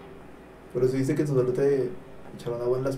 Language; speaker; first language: Spanish; native; Spanish